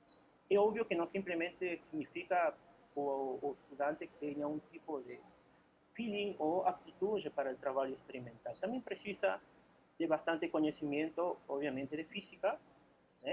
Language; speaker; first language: Portuguese; non-native, fluent; Spanish